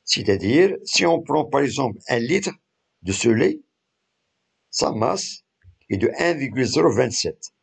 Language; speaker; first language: French; non-native, local second language; Arabic